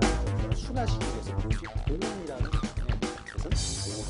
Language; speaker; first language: Korean; native; Korean